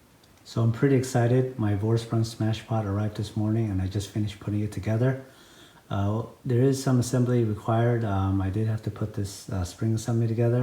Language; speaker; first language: English; native; English